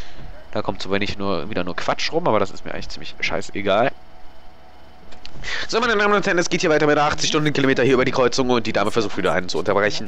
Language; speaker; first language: German; native; German